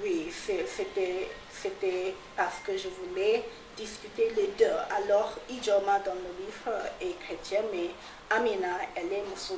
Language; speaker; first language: French; non-native, fluent; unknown